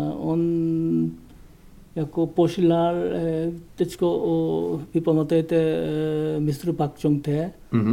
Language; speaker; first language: Czech; non-native, learner; Korean